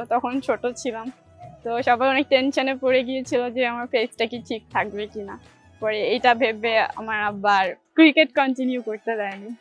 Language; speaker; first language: Bangla; early bilingual, other home language; Japanese